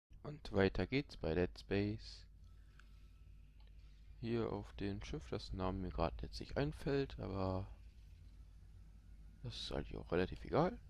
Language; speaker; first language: German; native; German